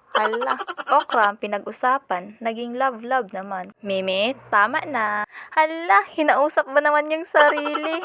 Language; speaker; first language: Filipino; non-native, local second language; Cebuano